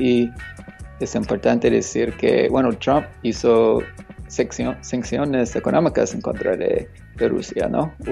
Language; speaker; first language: Spanish; non-native, fluent; English